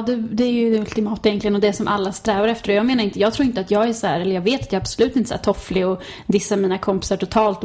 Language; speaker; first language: Swedish; native; Swedish